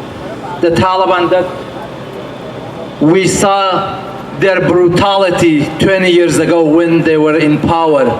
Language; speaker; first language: English; non-native, fluent; Persian